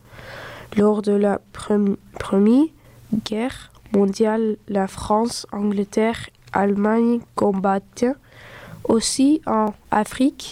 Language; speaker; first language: French; early bilingual, other home language; Dutch